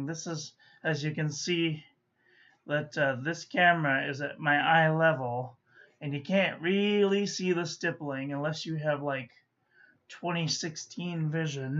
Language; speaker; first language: English; native; English